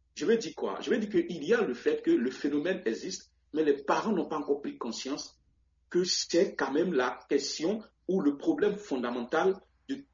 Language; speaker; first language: French; non-native, local second language; Baoulé